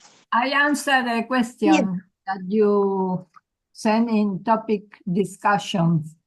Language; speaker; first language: English; non-native, learner; Spanish